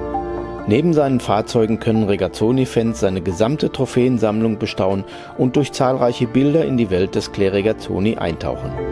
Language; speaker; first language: German; native; German